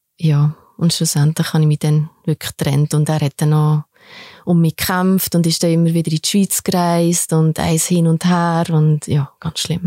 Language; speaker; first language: German; early bilingual, other home language; Albanian